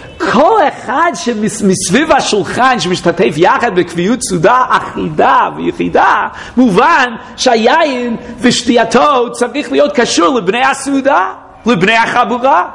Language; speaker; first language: Hebrew; non-native, fluent; English